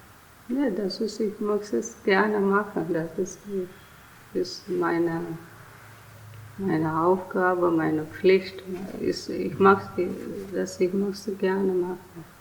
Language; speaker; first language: German; non-native, learner; Telugu